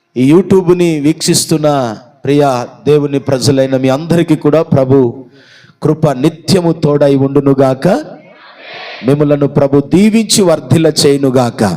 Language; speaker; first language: Telugu; non-native, local second language; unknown